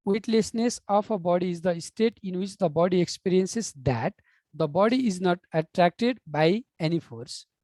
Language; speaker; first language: English; non-native, local second language; Nepali